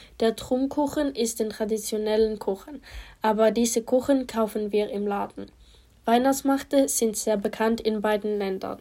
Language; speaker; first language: German; non-native, learner; Polish